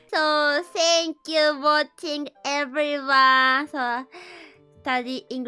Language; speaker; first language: English; non-native, learner; Japanese